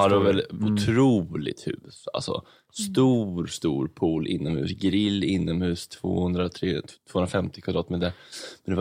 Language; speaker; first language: Swedish; native; Swedish